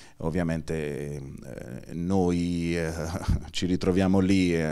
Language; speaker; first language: Italian; native; Italian